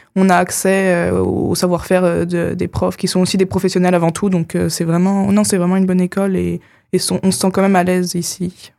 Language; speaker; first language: French; native; French